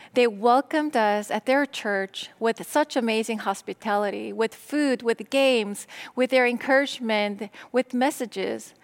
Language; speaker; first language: English; non-native, fluent; Korean